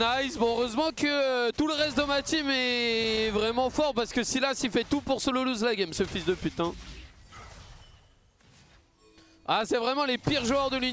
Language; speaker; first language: French; native; French